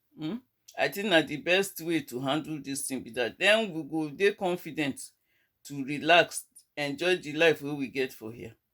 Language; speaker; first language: Nigerian Pidgin; non-native, local second language; Yoruba